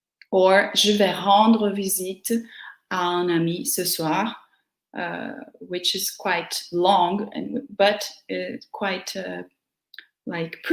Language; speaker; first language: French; non-native, fluent; Portuguese